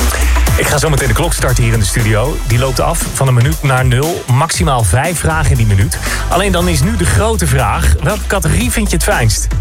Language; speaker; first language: Dutch; native; Dutch